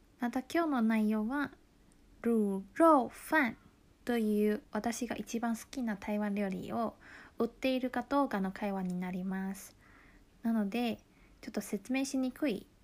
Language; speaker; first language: Japanese; non-native, local second language; Chinese